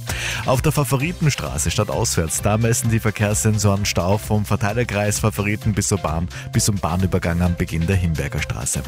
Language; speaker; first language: German; native; German